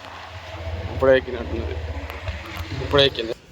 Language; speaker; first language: Telugu; native; Telugu